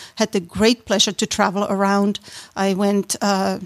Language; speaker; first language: English; non-native, fluent; German